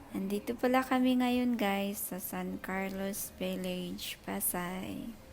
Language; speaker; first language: Filipino; non-native, local second language; Cebuano